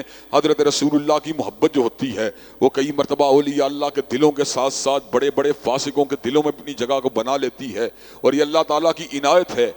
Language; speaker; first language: Urdu; native; Urdu